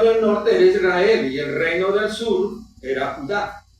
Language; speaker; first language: Spanish; native; Spanish